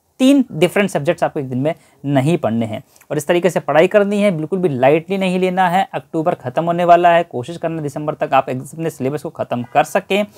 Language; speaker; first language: Hindi; native; Hindi